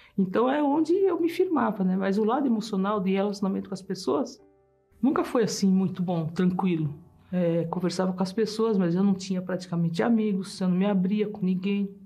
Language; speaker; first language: Portuguese; early bilingual, other home language; German